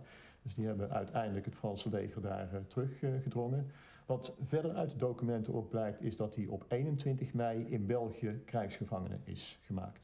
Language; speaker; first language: Dutch; native; Dutch